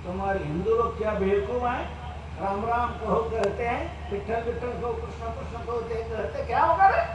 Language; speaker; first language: Hindi; non-native, local second language; Marathi